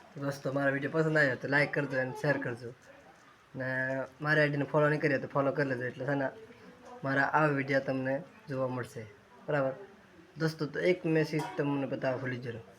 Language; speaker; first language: Gujarati; non-native, local second language; Bhili